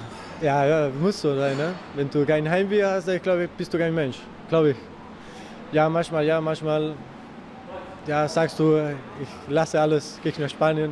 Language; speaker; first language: German; non-native, learner; Spanish